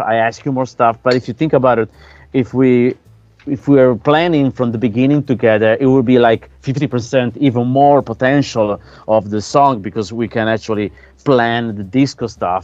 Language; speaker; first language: English; non-native, fluent; Italian